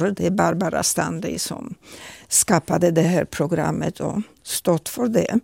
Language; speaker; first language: Swedish; non-native, fluent; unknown